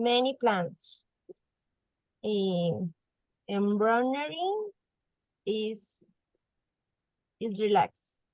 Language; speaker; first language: English; non-native, learner; Spanish